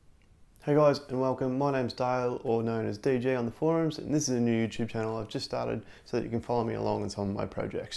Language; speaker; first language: English; native; English